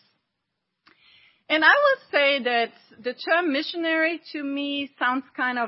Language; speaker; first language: English; non-native, fluent; German